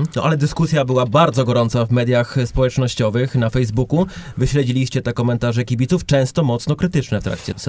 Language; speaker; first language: Polish; native; Polish